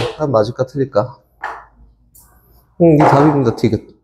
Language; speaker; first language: Korean; native; Korean